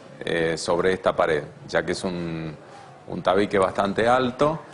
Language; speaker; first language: Spanish; native; Spanish